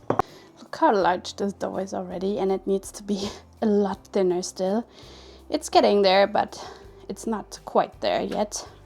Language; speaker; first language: English; non-native, fluent; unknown